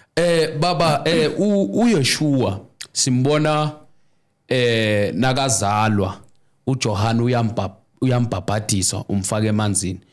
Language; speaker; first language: Zulu; native; Zulu